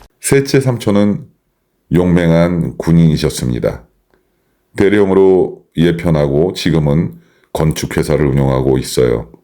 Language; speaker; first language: Korean; non-native, fluent; Chinese